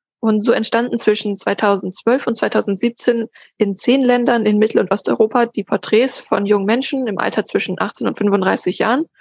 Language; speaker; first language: German; native; German